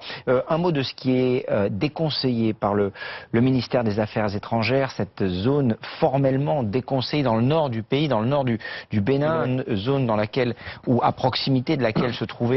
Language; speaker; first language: French; native; French